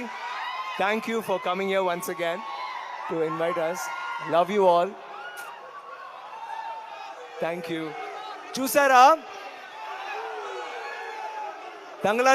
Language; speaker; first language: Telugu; non-native, learner; Tamil